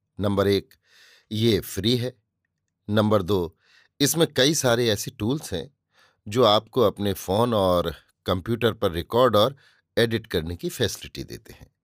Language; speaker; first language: Hindi; native; Hindi